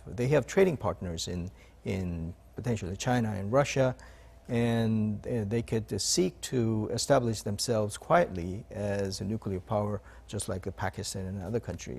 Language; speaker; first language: English; non-native, fluent; Korean